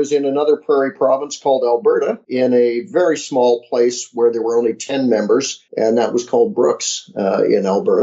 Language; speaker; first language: English; native; English